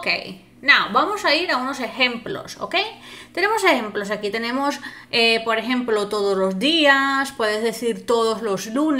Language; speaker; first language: Spanish; non-native, fluent; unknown